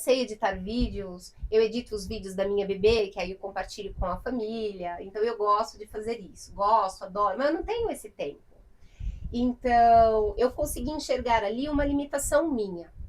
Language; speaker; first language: Portuguese; native; Portuguese